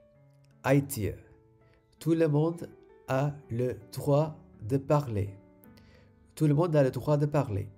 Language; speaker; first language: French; non-native, fluent; Sinhala